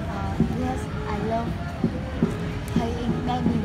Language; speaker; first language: English; non-native, learner; Vietnamese